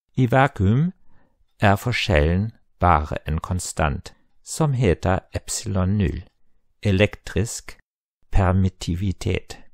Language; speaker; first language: Norwegian; non-native, fluent; German